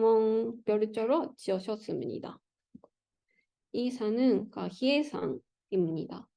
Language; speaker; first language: Korean; non-native, learner; Japanese